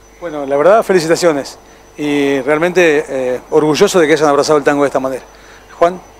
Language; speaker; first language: Spanish; native; Spanish